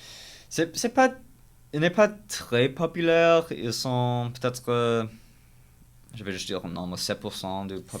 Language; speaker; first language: French; non-native, learner; English